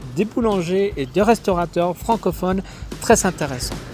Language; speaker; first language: French; non-native, fluent; Spanish